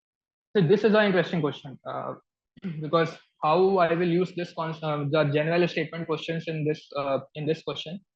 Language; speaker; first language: English; non-native, local second language; Hindi